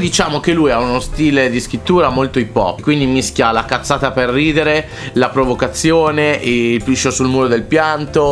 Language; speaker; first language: Italian; native; Italian